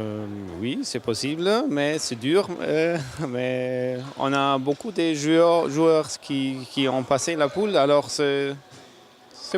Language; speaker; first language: French; non-native, learner; German